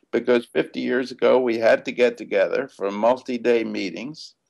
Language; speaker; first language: English; native; English